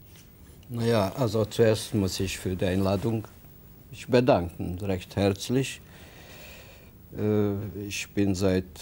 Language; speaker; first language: German; non-native, fluent; Hungarian